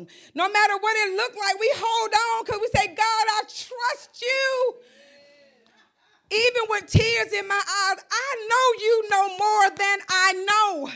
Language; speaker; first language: English; native; English